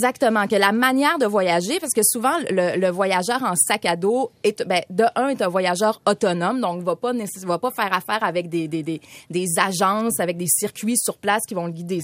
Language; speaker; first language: French; native; French